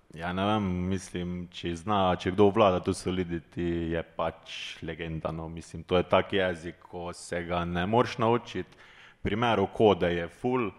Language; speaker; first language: Slovenian; native; Slovenian